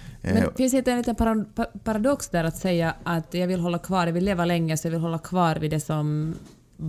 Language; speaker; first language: Swedish; native; Swedish